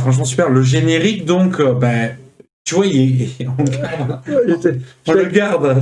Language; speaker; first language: French; native; French